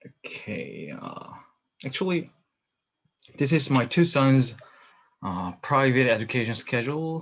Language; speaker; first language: English; non-native, learner; Korean